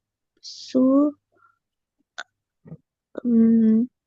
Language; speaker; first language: Arabic; non-native, learner; Bangla